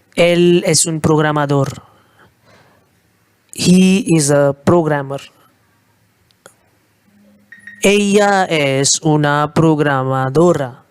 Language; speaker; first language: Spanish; non-native, fluent; Hindi